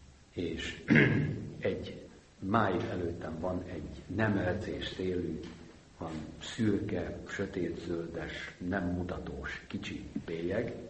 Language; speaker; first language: Hungarian; native; Hungarian